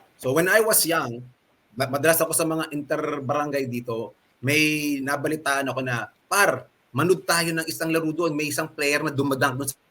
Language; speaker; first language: Filipino; native; Filipino